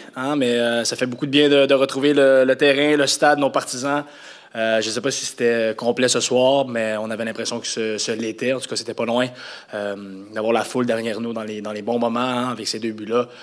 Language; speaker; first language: French; native; French